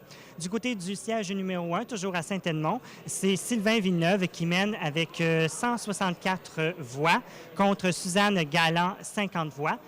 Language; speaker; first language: French; native; French